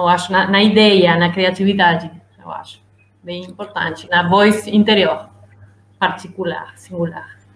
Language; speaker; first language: Portuguese; non-native, learner; Spanish